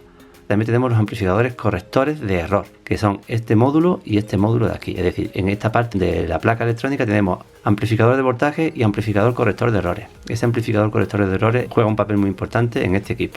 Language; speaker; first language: Spanish; native; Spanish